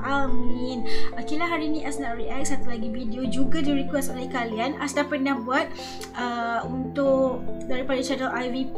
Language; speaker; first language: Malay; native; Malay